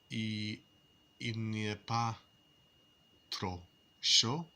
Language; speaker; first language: French; non-native, learner; English